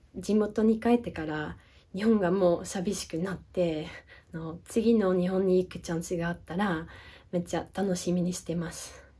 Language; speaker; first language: Japanese; non-native, fluent; Dutch